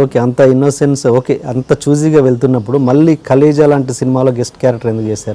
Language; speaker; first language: Telugu; native; Telugu